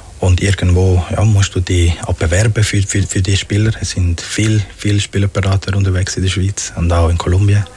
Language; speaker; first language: German; early bilingual, other home language; Spanish